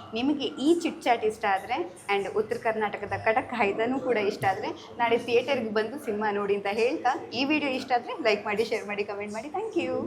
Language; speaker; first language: Kannada; native; Kannada